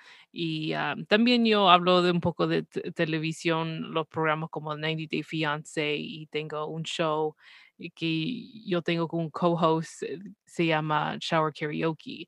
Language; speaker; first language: Spanish; early bilingual, heritage; Spanish